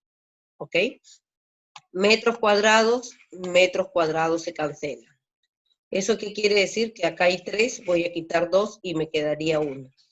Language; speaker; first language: Spanish; native; Spanish